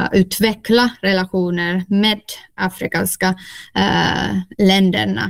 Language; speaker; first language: Swedish; non-native, local second language; Finnish